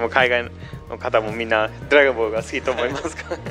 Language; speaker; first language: Japanese; non-native, fluent; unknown